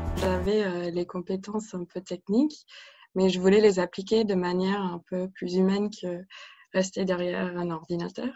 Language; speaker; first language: French; non-native, fluent; English